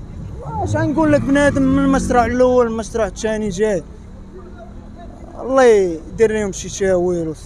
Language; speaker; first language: Arabic; native; Arabic